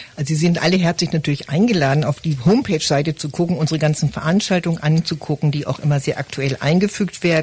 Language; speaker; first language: German; native; German